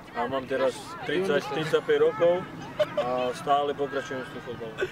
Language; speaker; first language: Slovak; non-native, local second language; Romany